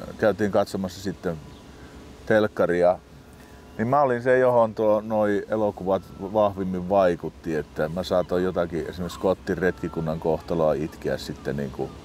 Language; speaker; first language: Finnish; native; Finnish